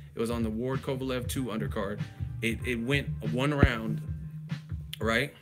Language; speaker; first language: English; native; English